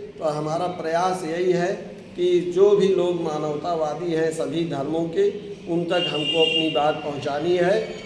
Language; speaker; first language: Hindi; native; Hindi